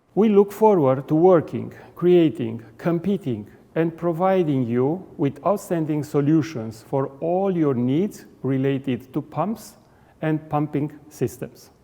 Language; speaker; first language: English; non-native, fluent; Romanian